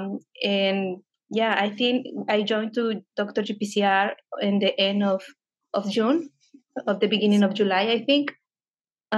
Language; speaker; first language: English; non-native, fluent; Spanish